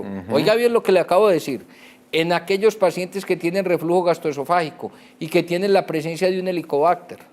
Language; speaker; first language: Spanish; native; Spanish